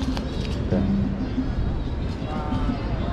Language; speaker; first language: Spanish; non-native, learner; English